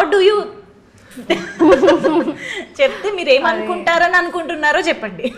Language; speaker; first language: Telugu; native; Telugu